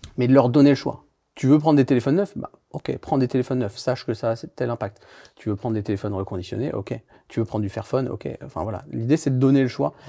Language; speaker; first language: French; native; French